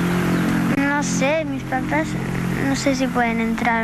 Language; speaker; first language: Spanish; native; Spanish